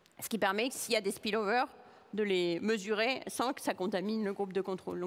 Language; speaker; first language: French; native; French